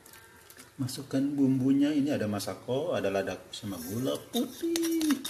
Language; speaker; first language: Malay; non-native, local second language; Sundanese